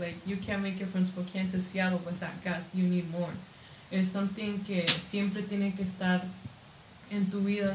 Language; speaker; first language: English; early bilingual, other home language; Spanish